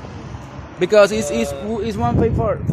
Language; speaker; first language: English; non-native, learner; Spanish